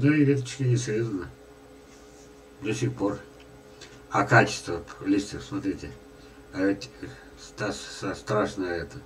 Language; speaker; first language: Russian; native; Russian